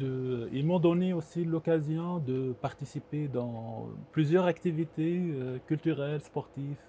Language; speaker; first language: French; non-native, local second language; Arabic